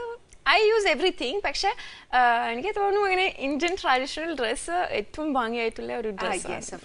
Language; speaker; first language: Malayalam; non-native, fluent; French